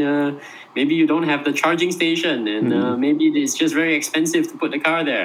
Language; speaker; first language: English; non-native, fluent; Malay